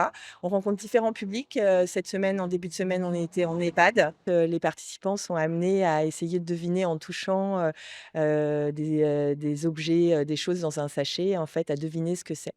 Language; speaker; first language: French; native; French